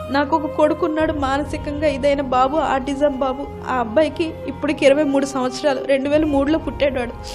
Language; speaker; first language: Telugu; native; Telugu